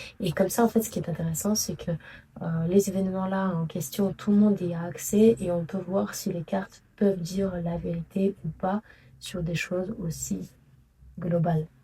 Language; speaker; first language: French; non-native, fluent; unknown